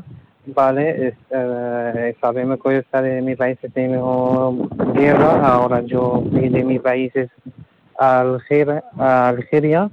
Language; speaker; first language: Spanish; non-native, learner; Arabic